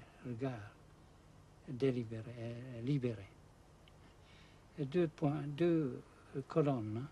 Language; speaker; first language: French; non-native, fluent; Japanese